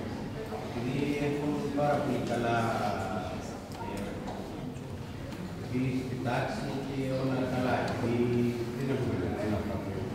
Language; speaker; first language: Greek; non-native, learner; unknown